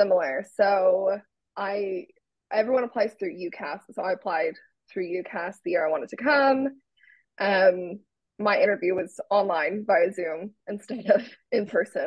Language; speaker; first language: English; native; English